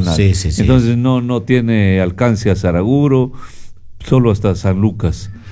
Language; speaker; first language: Spanish; native; Spanish